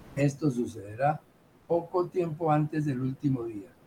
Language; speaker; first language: Spanish; native; Spanish